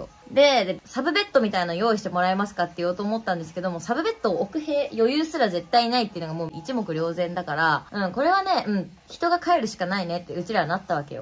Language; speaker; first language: Japanese; native; Japanese